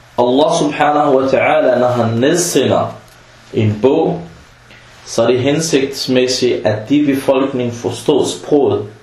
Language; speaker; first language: Danish; early bilingual, other home language; Arabic